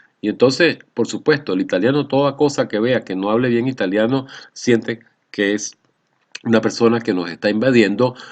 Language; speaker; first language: Spanish; native; Spanish